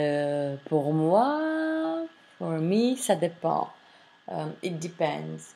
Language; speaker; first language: French; non-native, fluent; English